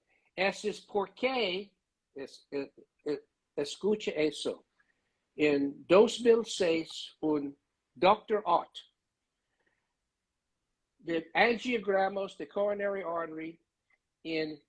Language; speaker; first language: Spanish; non-native, learner; English